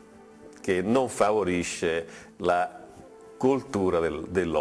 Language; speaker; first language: Italian; native; Italian